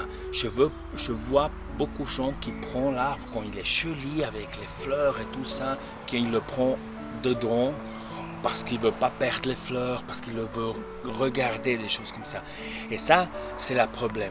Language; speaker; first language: French; non-native, local second language; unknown